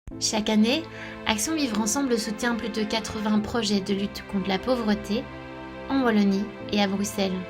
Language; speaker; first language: French; native; French